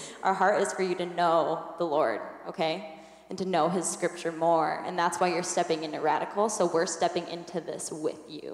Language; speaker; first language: English; native; English